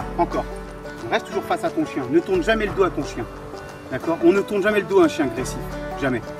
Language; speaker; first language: French; native; French